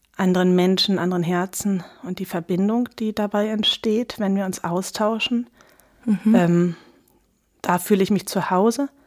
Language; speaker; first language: German; native; German